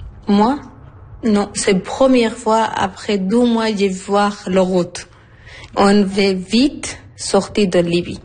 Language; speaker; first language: French; non-native, learner; Arabic